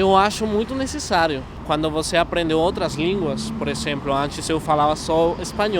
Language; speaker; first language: Portuguese; non-native, fluent; Spanish